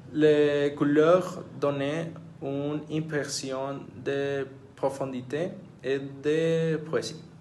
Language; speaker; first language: French; non-native, learner; Spanish